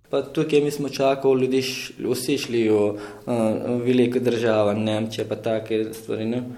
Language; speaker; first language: Slovenian; non-native, learner; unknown